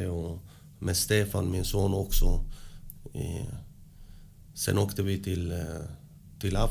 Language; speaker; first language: Swedish; early bilingual, other home language; Spanish